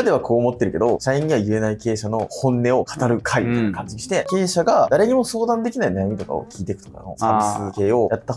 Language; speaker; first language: Japanese; native; Japanese